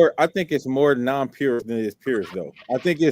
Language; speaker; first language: English; native; English